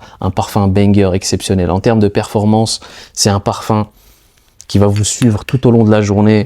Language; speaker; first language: French; native; French